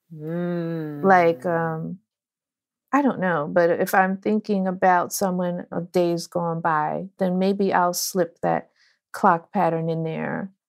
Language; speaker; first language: English; native; English